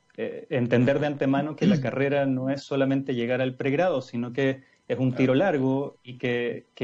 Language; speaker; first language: Spanish; native; Spanish